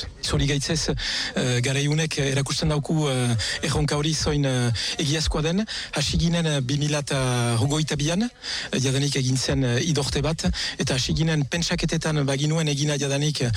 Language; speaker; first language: Basque; native; Basque